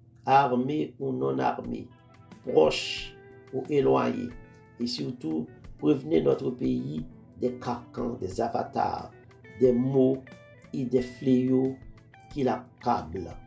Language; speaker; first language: French; non-native, local second language; Haitian Creole